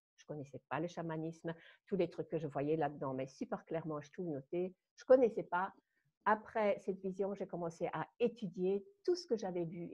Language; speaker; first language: French; non-native, fluent; German